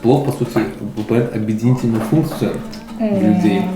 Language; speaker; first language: Russian; native; Russian